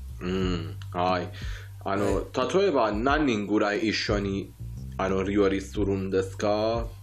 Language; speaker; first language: Japanese; non-native, fluent; Persian